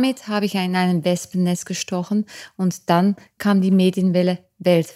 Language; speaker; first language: German; native; German